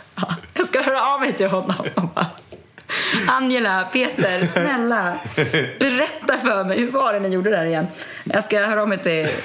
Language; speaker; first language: Swedish; early bilingual, other home language; German